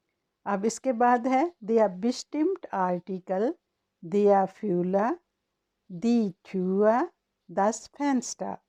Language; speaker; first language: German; non-native, learner; Urdu